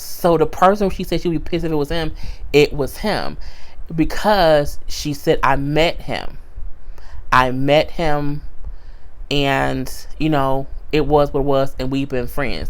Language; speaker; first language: English; native; English